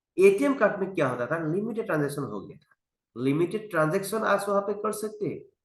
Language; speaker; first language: Hindi; non-native, local second language; Assamese